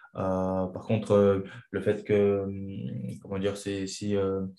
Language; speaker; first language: French; non-native, fluent; Chechen